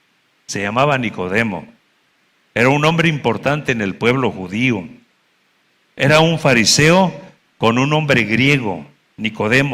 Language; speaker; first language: Spanish; native; Spanish